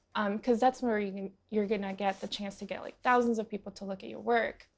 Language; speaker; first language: English; early bilingual, other home language; Portuguese